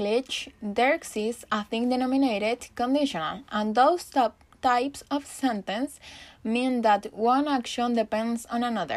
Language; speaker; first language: English; non-native, learner; Spanish